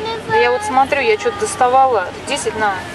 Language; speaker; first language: Russian; native; Russian